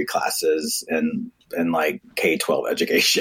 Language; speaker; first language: English; native; English